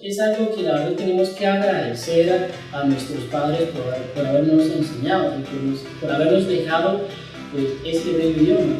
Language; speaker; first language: Spanish; non-native, local second language; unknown